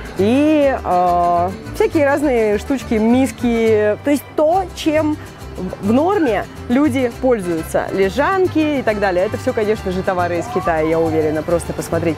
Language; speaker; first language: Russian; native; Russian